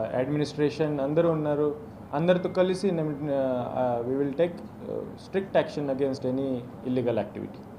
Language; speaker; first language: Telugu; non-native, local second language; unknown